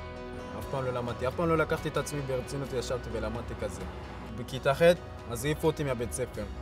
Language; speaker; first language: Hebrew; native; Hebrew